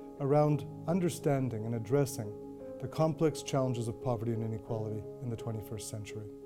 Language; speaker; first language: English; native; English